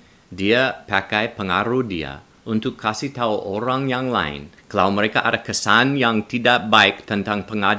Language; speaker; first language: Indonesian; non-native, learner; English